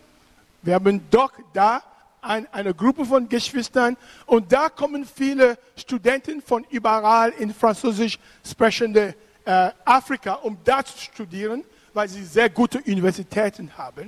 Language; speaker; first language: German; non-native, fluent; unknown